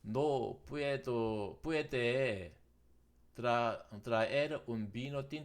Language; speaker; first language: Spanish; non-native, learner; Korean